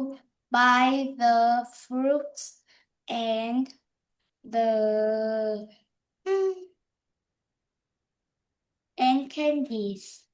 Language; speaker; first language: English; non-native, learner; Vietnamese